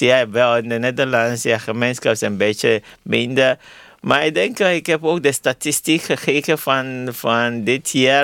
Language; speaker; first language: Dutch; non-native, learner; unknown